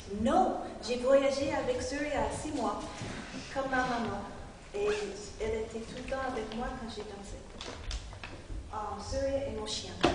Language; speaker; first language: French; non-native, learner; English